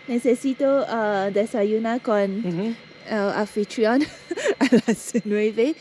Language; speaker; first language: Spanish; non-native, learner; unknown